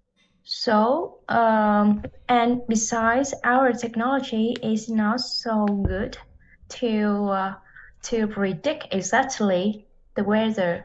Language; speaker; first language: English; non-native, learner; Vietnamese